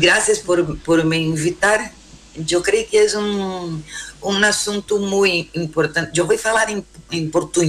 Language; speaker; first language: Spanish; non-native, learner; Portuguese